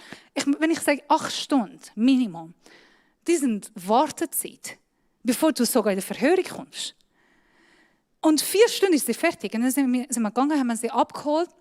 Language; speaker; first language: German; non-native, fluent; Persian